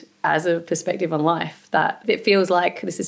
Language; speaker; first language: English; native; English